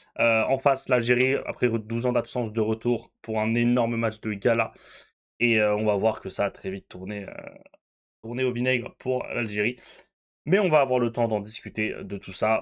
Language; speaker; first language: French; native; French